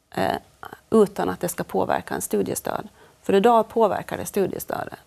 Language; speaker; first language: Swedish; native; Swedish